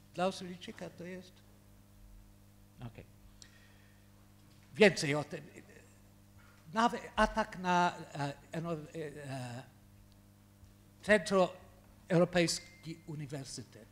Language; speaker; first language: Polish; early bilingual, heritage; Polish